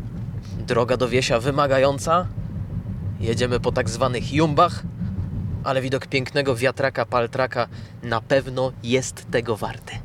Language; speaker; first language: Polish; native; Polish